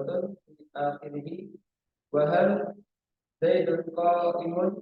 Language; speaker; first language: Arabic; non-native, learner; Indonesian